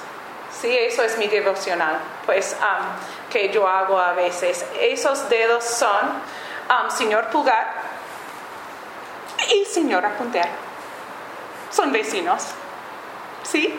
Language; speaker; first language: Spanish; non-native, learner; English